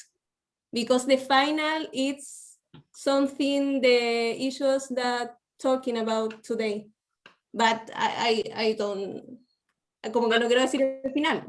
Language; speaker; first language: English; non-native, learner; Spanish